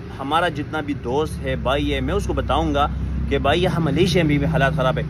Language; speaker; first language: Urdu; non-native, local second language; Pashto